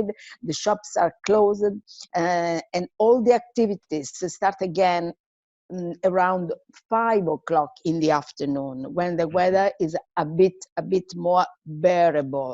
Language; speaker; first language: English; non-native, fluent; Italian